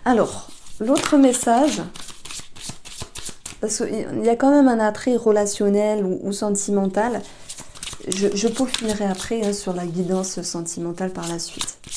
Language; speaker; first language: French; native; French